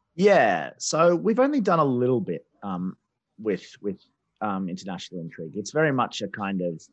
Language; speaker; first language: English; native; English